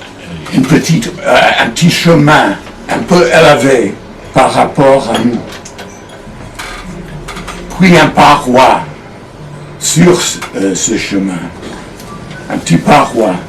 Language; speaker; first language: French; non-native, fluent; English